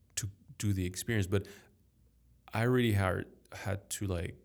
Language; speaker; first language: English; non-native, fluent; French